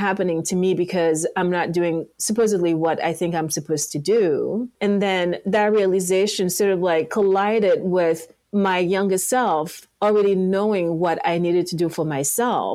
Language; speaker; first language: English; non-native, local second language; French